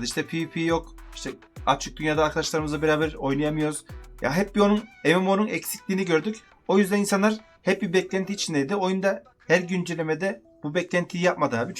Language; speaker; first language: Turkish; native; Turkish